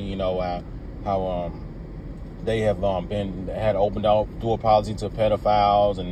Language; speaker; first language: English; native; English